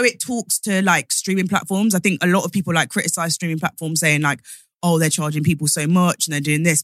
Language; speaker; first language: English; native; English